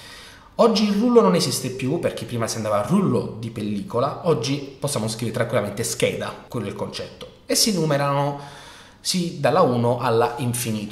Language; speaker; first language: Italian; native; Italian